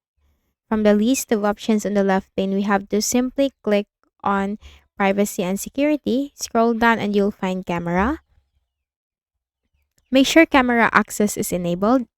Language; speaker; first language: English; non-native, local second language; Filipino